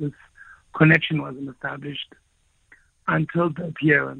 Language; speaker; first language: English; non-native, local second language; Afrikaans